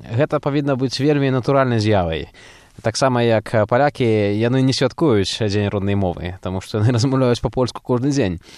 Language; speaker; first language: Belarusian; native; Belarusian